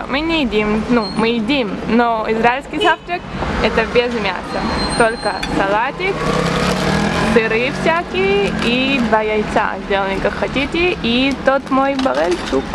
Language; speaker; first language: Russian; early bilingual, heritage; Russian